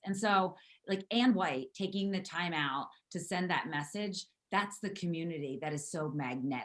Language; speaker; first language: English; native; English